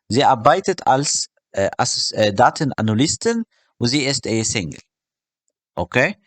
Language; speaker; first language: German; non-native, fluent; Arabic